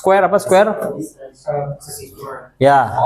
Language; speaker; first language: English; non-native, fluent; Indonesian